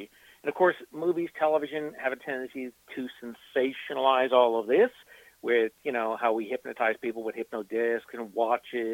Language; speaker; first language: English; native; English